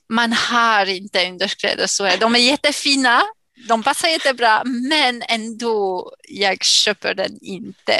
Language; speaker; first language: Swedish; non-native, fluent; English